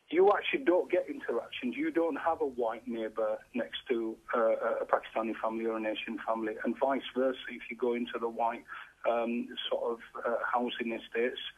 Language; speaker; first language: English; native; English